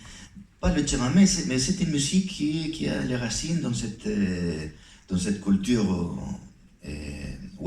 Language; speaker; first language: French; non-native, fluent; Spanish